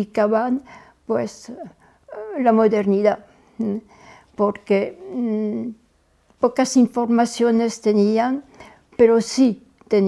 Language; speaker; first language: Spanish; non-native, fluent; French